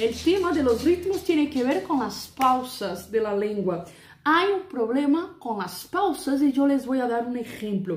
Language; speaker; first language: Spanish; non-native, fluent; Portuguese